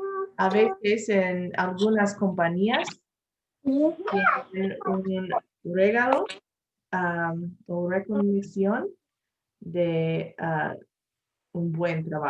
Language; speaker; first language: Spanish; non-native, learner; English